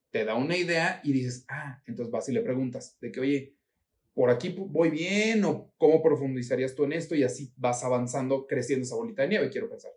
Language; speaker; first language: Spanish; native; Spanish